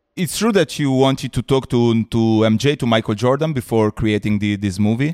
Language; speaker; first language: English; non-native, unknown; Italian